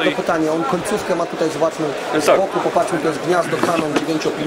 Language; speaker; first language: Polish; native; Polish